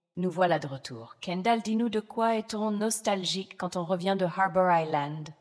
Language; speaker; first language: French; native; French